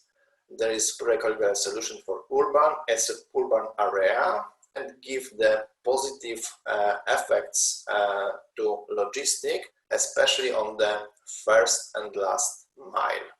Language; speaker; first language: English; non-native, learner; Polish